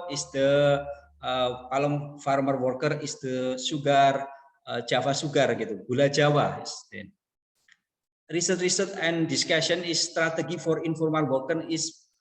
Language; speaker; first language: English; non-native, learner; Indonesian